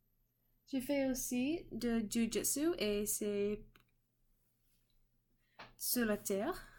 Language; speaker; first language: French; non-native, learner; English